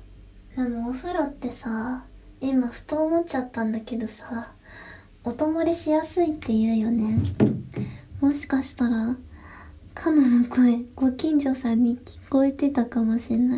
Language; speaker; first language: Japanese; native; Japanese